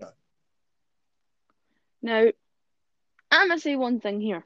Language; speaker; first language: English; native; English